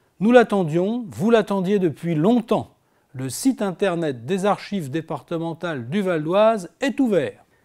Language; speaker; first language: French; native; French